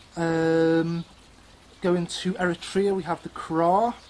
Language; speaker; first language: English; native; English